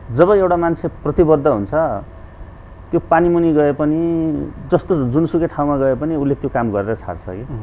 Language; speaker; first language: Nepali; native; Nepali